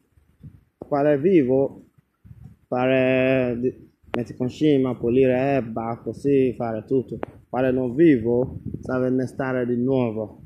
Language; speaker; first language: Italian; non-native, learner; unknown